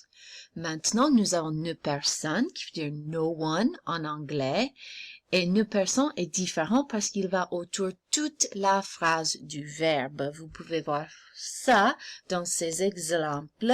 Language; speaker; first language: French; non-native, fluent; English